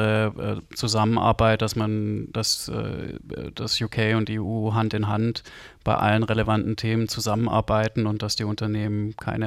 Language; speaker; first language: German; native; German